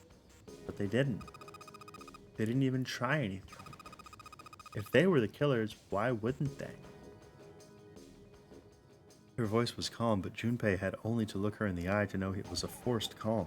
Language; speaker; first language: English; native; English